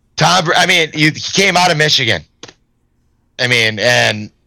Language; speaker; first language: English; native; English